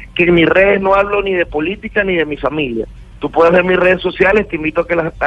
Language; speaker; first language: Spanish; native; Spanish